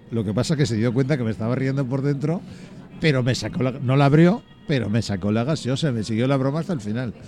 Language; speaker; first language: Spanish; native; Spanish